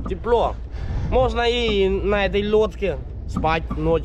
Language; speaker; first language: Russian; non-native, fluent; Khmer